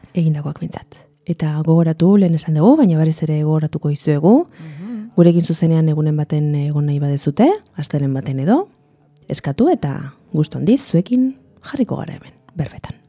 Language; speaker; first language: Basque; native; Basque